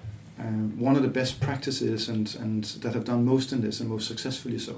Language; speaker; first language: English; non-native, fluent; Danish